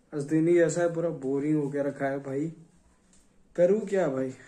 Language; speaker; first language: Hindi; non-native, local second language; Odia